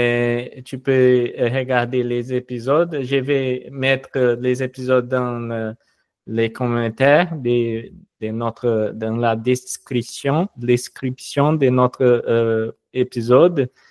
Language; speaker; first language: French; non-native, fluent; Portuguese